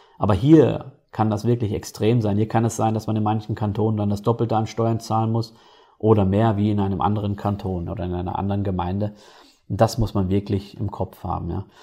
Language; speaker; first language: German; native; German